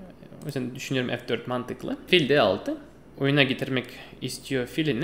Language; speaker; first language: Turkish; non-native, fluent; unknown